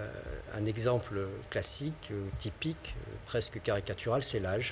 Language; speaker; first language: French; native; French